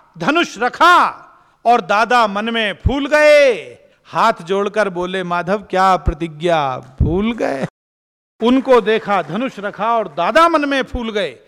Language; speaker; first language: Hindi; native; Hindi